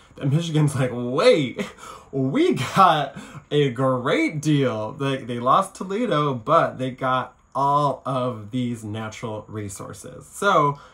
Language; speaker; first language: English; native; English